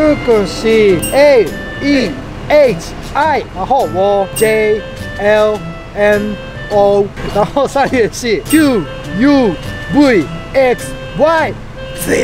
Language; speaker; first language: Chinese; non-native, fluent; Japanese